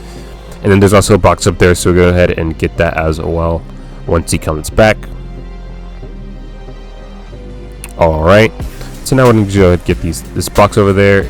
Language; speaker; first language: English; native; English